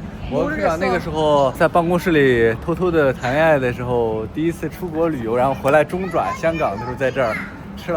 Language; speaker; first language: Chinese; native; Chinese